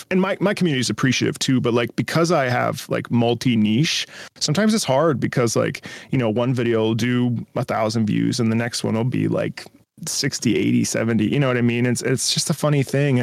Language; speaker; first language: English; early bilingual, other home language; Italian